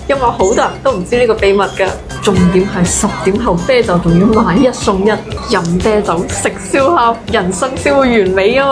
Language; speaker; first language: Cantonese; native; Cantonese